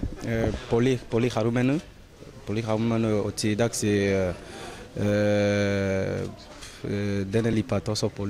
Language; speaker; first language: Greek; non-native, fluent; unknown